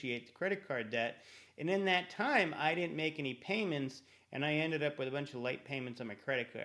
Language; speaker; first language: English; native; English